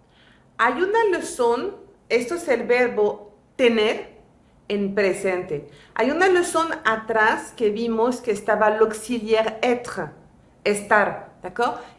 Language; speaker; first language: Spanish; non-native, fluent; French